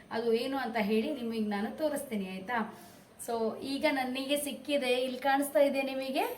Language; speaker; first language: Kannada; native; Kannada